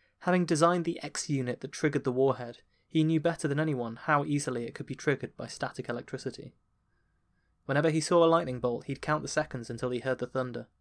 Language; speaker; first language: English; native; English